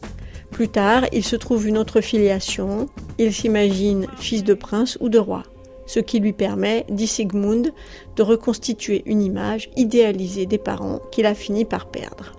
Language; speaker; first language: French; native; French